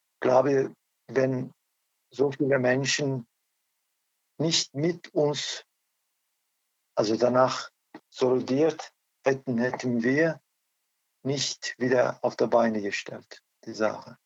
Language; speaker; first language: German; non-native, learner; Turkish